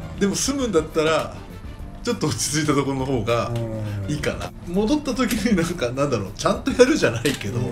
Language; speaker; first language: Japanese; native; Japanese